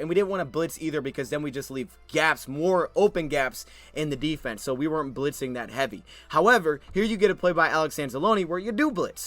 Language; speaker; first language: English; native; English